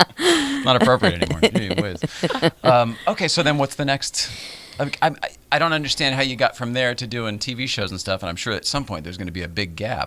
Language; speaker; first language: English; native; English